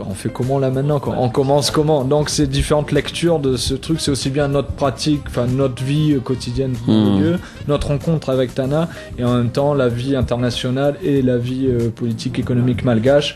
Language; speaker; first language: French; native; French